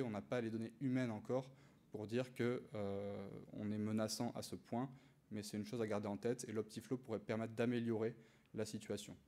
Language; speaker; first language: French; native; French